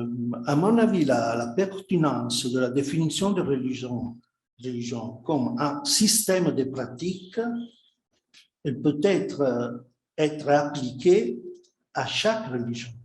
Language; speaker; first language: French; non-native, fluent; Italian